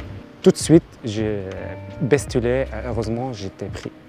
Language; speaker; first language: French; non-native, learner; Arabic